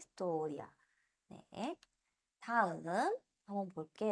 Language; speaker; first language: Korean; non-native, fluent; Spanish